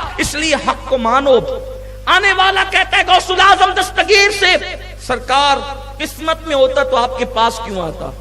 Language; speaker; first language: Urdu; native; Urdu